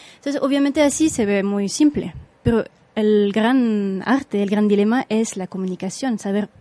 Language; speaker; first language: Spanish; non-native, fluent; French